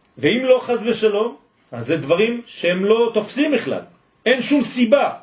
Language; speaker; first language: Hebrew; non-native, fluent; French